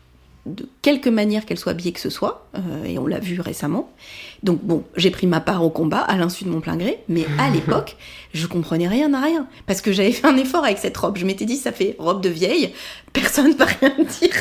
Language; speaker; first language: French; native; French